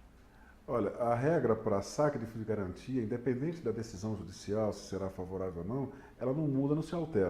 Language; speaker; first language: Portuguese; native; Portuguese